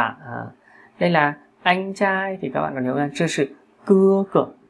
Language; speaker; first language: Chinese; non-native, fluent; Vietnamese